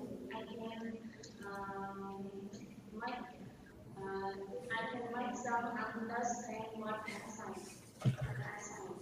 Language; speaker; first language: English; non-native, learner; Vietnamese